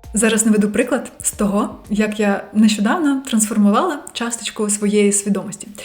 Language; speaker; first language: Ukrainian; non-native, local second language; Russian